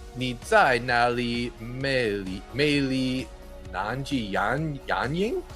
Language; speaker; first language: Chinese; non-native, learner; English